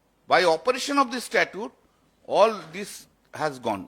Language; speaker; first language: English; non-native, local second language; Bangla